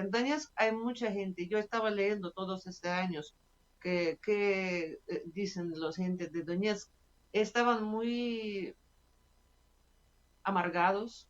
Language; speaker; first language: Spanish; non-native, fluent; Russian